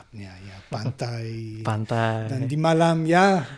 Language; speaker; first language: Indonesian; non-native, learner; German